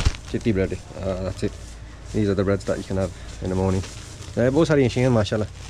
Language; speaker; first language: English; early bilingual, other home language; Punjabi